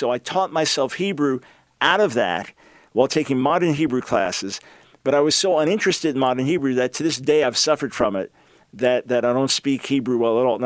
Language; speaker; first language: English; native; English